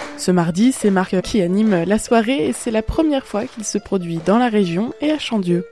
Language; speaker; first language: French; native; French